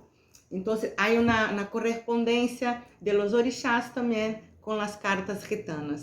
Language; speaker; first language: Spanish; non-native, fluent; Portuguese